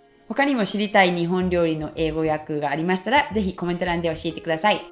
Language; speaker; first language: Japanese; native; Japanese